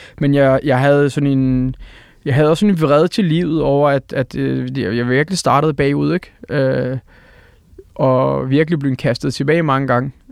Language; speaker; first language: Danish; early bilingual, other home language; Turkish